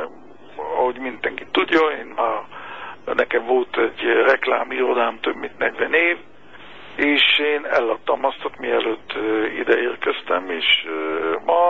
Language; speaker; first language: Hungarian; non-native, fluent; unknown